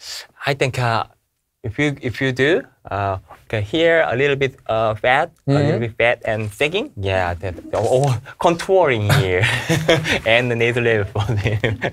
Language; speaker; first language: English; non-native, learner; Korean